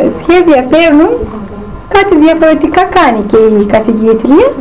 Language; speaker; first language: Greek; non-native, local second language; Turkish